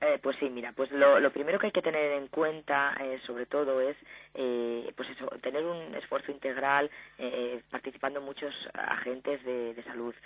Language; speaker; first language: Spanish; native; Spanish